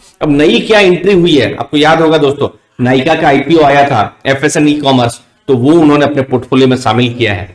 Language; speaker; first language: Hindi; native; Hindi